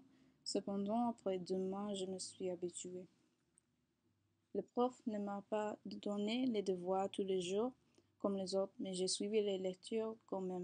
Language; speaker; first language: French; non-native, learner; English